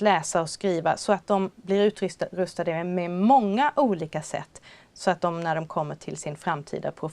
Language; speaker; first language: Swedish; native; Swedish